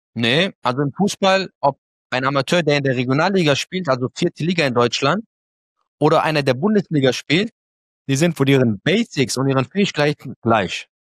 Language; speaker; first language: German; early bilingual, other home language; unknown